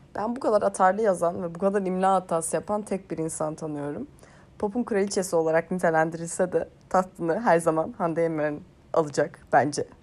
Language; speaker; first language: Turkish; native; Turkish